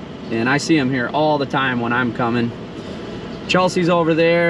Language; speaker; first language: English; native; English